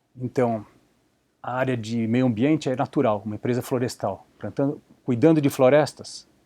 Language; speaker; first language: Portuguese; native; Portuguese